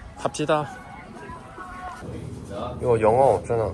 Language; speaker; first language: Korean; non-native, learner; Thai